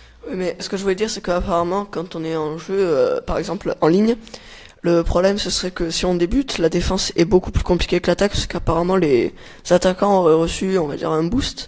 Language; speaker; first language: French; native; French